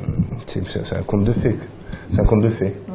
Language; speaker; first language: French; native; French